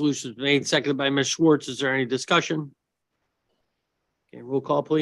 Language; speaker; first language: English; native; English